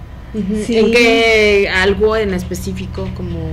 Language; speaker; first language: Spanish; native; Spanish